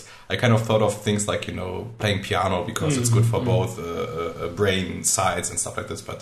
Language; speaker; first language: English; non-native, fluent; German